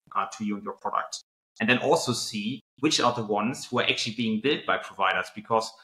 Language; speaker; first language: English; non-native, fluent; German